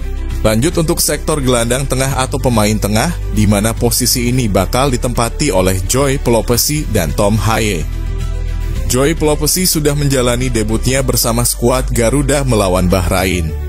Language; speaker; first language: Indonesian; native; Indonesian